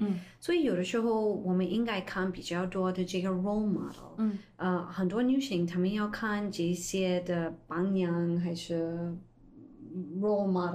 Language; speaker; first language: Chinese; non-native, fluent; English